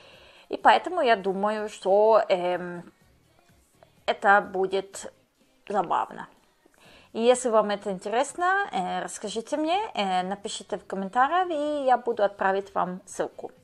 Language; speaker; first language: Russian; non-native, learner; Serbian